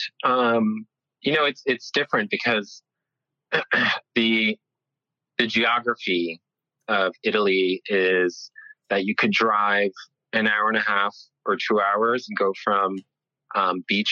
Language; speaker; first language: English; early bilingual, other home language; Italian